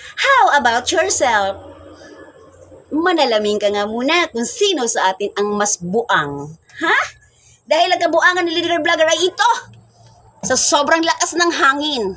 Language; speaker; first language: Filipino; native; Filipino